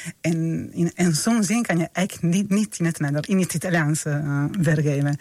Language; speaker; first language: Dutch; non-native, fluent; Italian